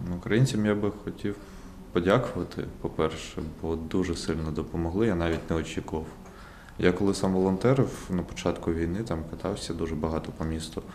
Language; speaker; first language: Ukrainian; non-native, local second language; Russian